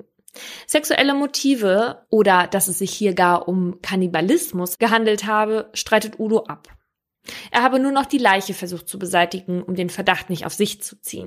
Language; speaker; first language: German; native; German